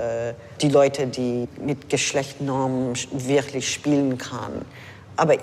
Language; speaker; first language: German; non-native, fluent; English